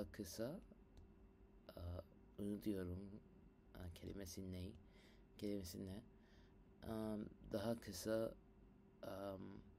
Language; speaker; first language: Turkish; non-native, learner; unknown